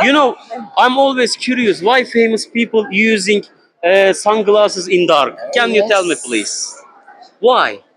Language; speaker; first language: English; non-native, learner; Turkish